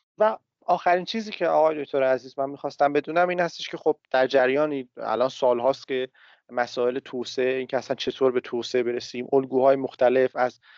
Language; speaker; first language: Persian; native; Persian